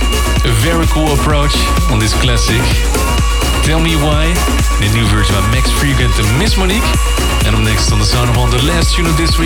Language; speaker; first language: English; non-native, fluent; Dutch